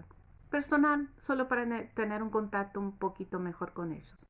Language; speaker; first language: Spanish; non-native, fluent; Portuguese